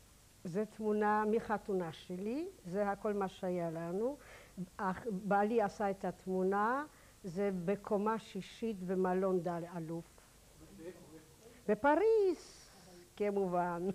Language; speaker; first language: Hebrew; non-native, fluent; Polish